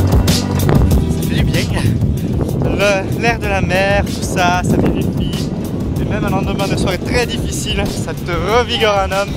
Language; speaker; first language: French; native; French